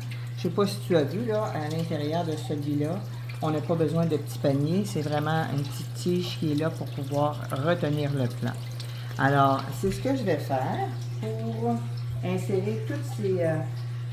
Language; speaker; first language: French; native; French